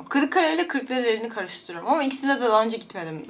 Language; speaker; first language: Turkish; native; Turkish